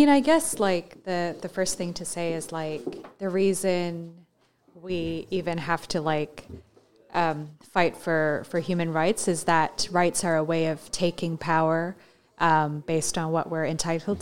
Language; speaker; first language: English; non-native, local second language; Cantonese